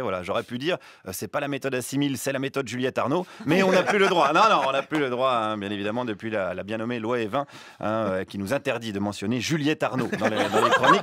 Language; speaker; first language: French; native; French